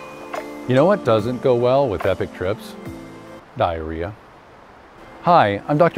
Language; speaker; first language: English; native; English